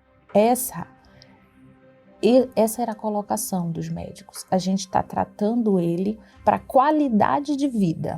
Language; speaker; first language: Portuguese; native; Portuguese